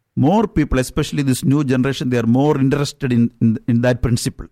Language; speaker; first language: English; non-native, local second language; Malayalam